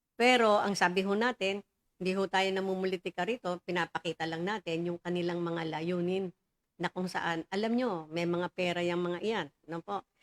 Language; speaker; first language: Filipino; native; Filipino